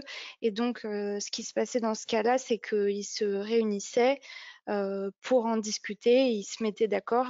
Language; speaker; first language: French; native; French